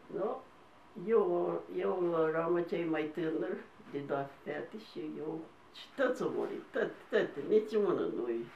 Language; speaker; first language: Romanian; early bilingual, heritage; Romanian